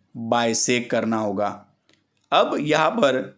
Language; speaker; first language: Hindi; non-native, local second language; Marathi